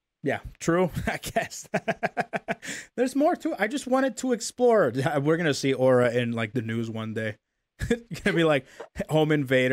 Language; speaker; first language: English; native; English